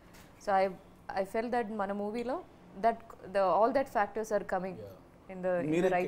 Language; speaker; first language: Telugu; non-native, learner; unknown